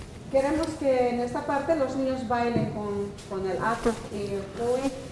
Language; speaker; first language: Spanish; non-native, local second language; Quechua